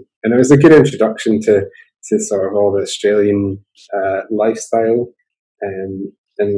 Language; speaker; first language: English; native; English